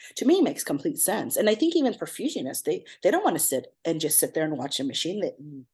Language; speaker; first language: English; native; English